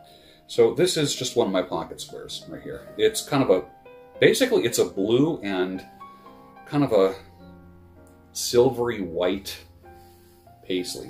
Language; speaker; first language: English; native; English